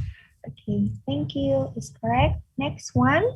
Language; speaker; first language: English; non-native, fluent; Vietnamese